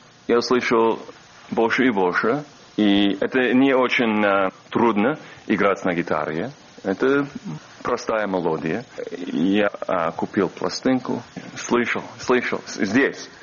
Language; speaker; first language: Russian; non-native, learner; English